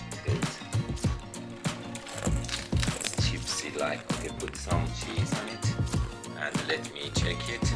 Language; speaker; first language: English; non-native, learner; Azerbaijani